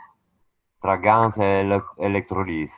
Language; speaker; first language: French; non-native, learner; Romanian